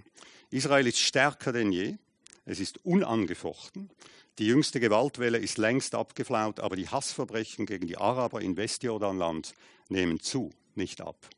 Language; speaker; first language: German; native; German